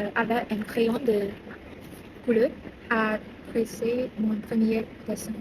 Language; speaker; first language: French; non-native, learner; Burmese